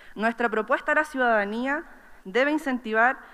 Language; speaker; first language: Spanish; native; Spanish